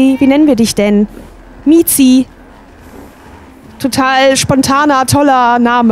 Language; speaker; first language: German; native; German